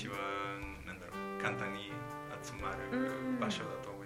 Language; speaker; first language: Japanese; non-native, learner; Spanish